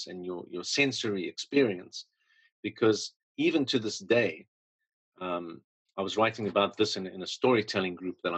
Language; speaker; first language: English; native; English